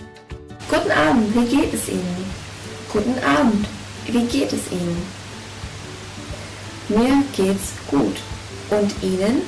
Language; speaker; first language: German; non-native, fluent; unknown